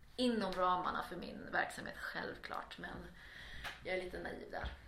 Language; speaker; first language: Swedish; native; Swedish